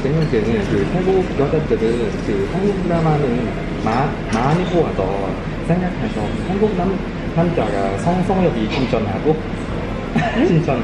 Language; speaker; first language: Korean; non-native, learner; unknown